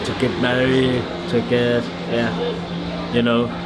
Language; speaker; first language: English; non-native, learner; Kalaallisut